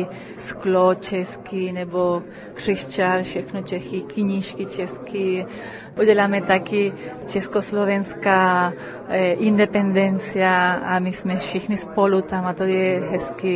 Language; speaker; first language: Czech; early bilingual, heritage; Spanish